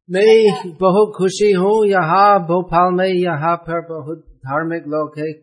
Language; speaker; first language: Hindi; non-native, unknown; English